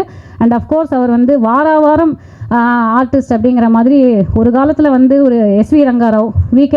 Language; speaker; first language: Tamil; native; Tamil